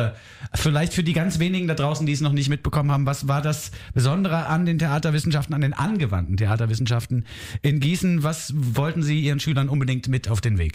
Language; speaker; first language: German; native; German